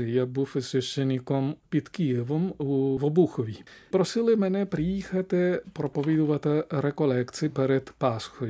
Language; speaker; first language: Ukrainian; non-native, fluent; Spanish